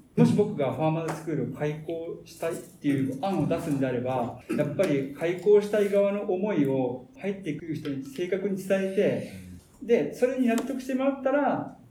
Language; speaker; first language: Japanese; native; Japanese